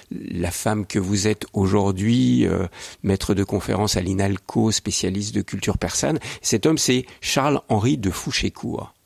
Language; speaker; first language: French; native; French